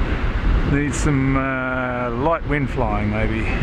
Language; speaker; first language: English; native; English